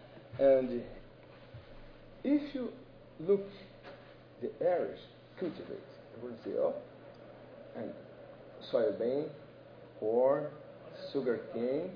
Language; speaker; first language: English; non-native, learner; Portuguese